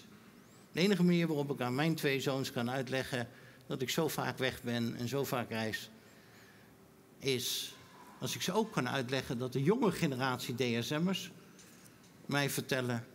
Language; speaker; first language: Dutch; native; Dutch